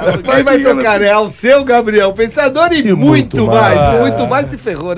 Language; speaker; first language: Portuguese; native; Portuguese